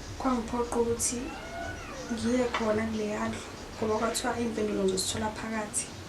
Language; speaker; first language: Zulu; non-native, local second language; Northern Sotho